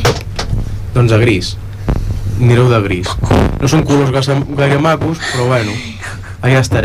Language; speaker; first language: Catalan; native; Catalan